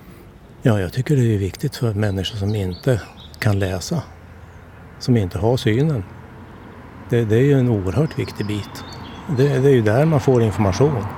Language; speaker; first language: Swedish; native; Swedish